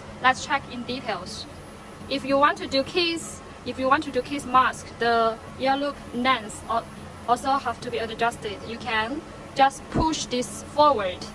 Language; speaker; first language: English; non-native, learner; Chinese